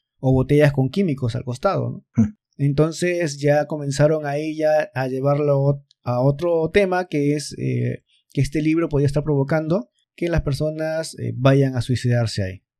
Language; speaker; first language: Spanish; native; Spanish